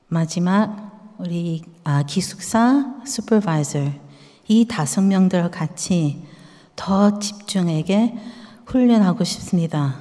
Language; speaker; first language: Korean; early bilingual, heritage; Korean